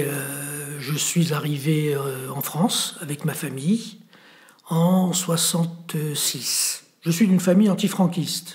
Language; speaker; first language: French; native; French